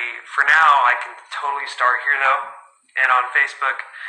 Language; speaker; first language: English; early bilingual, other home language; Spanish